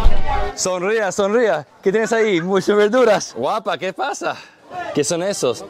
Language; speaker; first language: Spanish; early bilingual, heritage; Spanish